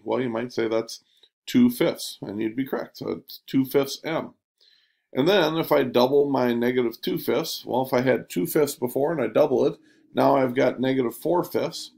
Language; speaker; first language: English; native; English